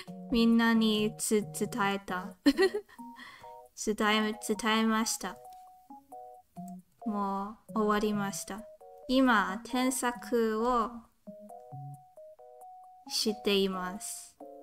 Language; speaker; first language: Japanese; non-native, learner; Cantonese